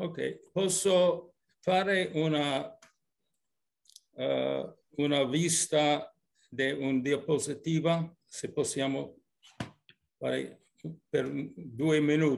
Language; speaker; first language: Italian; early bilingual, heritage; English